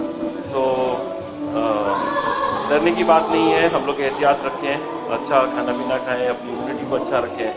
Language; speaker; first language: Hindi; native; Hindi